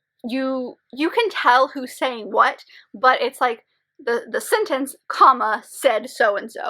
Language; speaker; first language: English; native; English